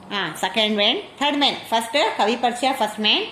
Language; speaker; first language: Hindi; non-native, local second language; Kannada